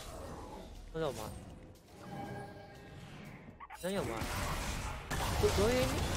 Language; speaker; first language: Japanese; native; Japanese